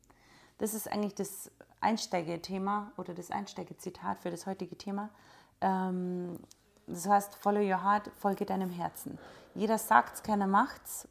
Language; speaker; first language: German; native; German